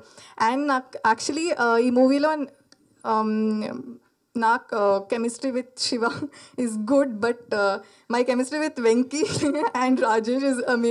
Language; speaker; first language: Telugu; non-native, learner; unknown